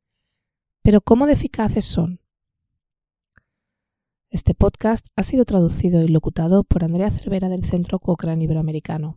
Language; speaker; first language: Spanish; native; Spanish